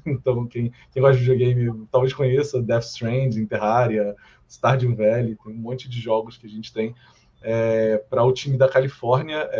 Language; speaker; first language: Portuguese; native; Portuguese